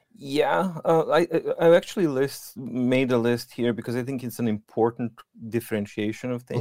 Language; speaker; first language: English; non-native, fluent; Serbian